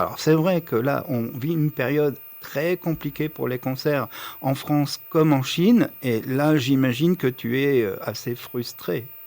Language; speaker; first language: French; native; French